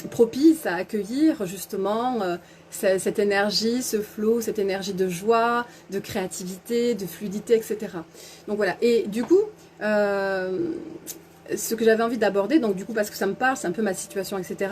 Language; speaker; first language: French; native; French